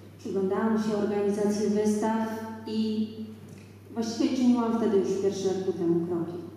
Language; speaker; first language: Polish; native; Polish